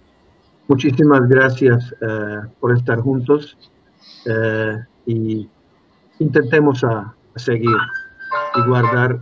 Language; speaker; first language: Spanish; non-native, fluent; Hungarian